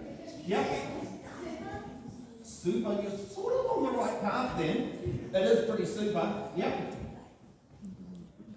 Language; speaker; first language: English; native; English